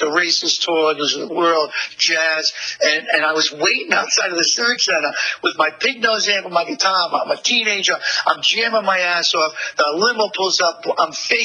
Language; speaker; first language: English; native; English